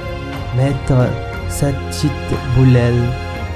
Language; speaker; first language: French; non-native, local second language; Morisyen